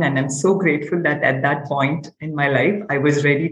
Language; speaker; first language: English; non-native, local second language; Telugu